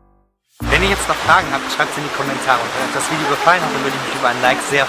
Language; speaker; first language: German; native; German